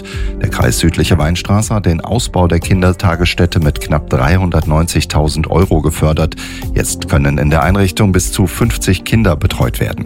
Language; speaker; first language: German; native; German